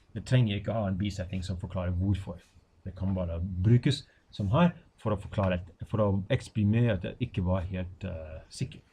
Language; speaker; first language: Norwegian; non-native, fluent; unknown